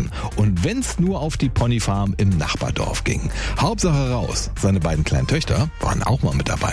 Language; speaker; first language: German; native; German